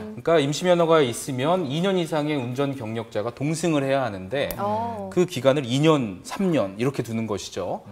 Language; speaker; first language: Korean; native; Korean